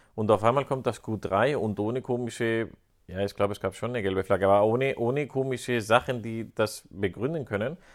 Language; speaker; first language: German; non-native, fluent; Spanish